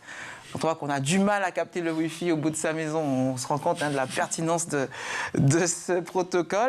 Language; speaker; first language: French; native; French